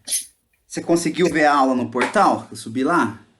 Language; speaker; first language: Portuguese; native; Portuguese